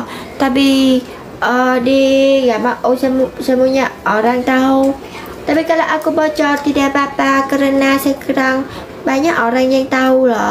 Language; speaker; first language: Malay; non-native, learner; Vietnamese